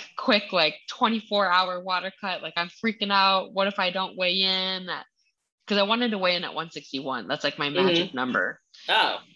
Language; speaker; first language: English; early bilingual, other home language; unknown